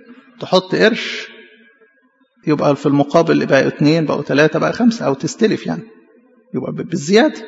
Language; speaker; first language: Arabic; native; Arabic